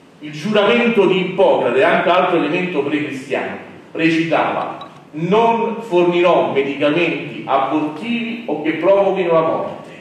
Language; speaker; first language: Italian; native; Italian